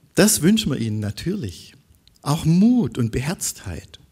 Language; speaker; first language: German; native; German